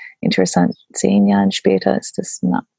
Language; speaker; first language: German; non-native, learner; English